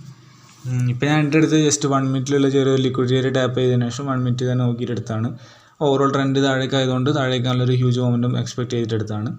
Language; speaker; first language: Malayalam; native; Malayalam